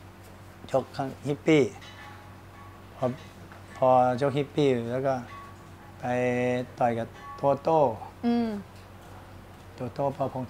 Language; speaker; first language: Thai; native; Thai